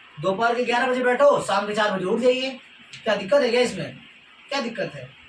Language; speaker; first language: Hindi; native; Hindi